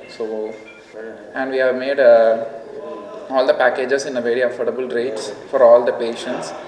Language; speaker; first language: English; non-native, local second language; Telugu